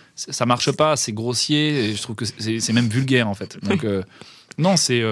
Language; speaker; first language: French; native; French